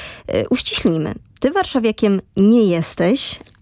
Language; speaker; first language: Polish; native; Polish